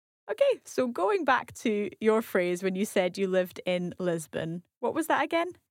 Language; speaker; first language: English; native; English